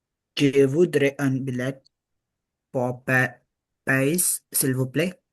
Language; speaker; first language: French; non-native, learner; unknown